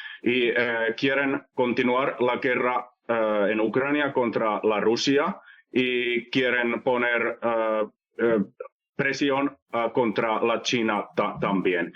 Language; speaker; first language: Spanish; non-native, fluent; Finnish